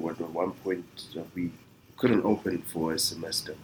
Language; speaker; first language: English; non-native, local second language; Shona